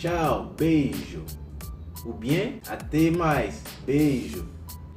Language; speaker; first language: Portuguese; non-native, fluent; Haitian Creole